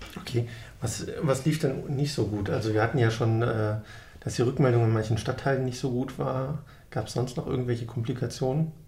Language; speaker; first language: German; native; German